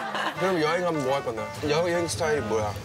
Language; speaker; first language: Korean; early bilingual, heritage; English